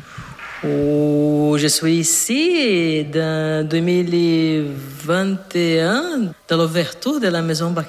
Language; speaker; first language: French; non-native, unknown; Portuguese